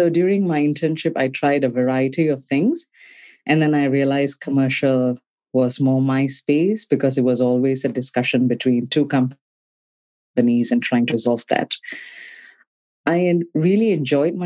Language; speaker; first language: English; non-native, local second language; Tamil